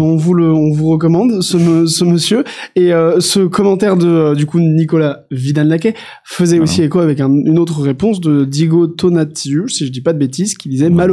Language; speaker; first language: French; native; French